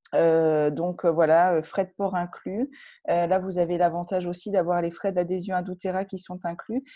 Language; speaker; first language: French; native; French